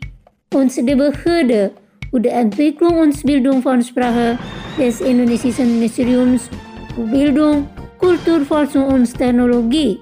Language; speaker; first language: German; non-native, fluent; Indonesian